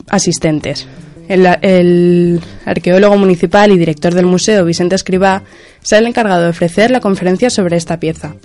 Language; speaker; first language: Spanish; non-native, local second language; Catalan